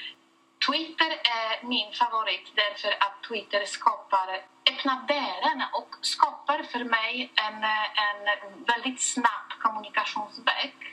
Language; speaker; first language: Swedish; non-native, fluent; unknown